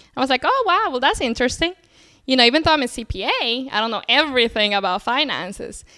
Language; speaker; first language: English; native; English